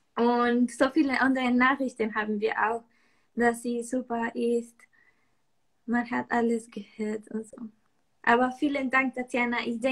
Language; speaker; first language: German; non-native, learner; Spanish